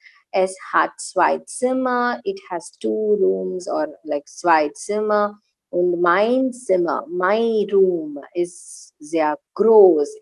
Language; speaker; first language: German; non-native, learner; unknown